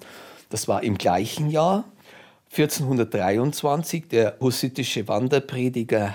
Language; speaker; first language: German; native; German